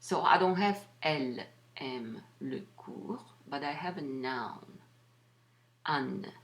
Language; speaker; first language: French; non-native, fluent; English